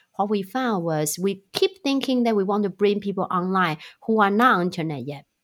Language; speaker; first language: English; non-native, fluent; Chinese